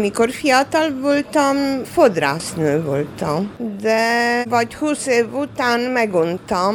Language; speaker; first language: Hungarian; non-native, local second language; Romanian